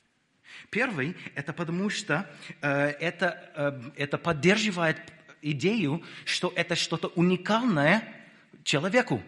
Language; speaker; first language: Russian; non-native, fluent; English